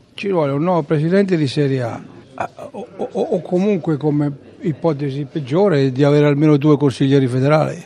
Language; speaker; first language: Italian; native; Italian